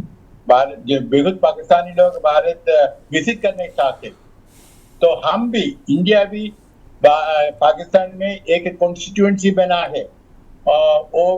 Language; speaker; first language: Hindi; non-native, local second language; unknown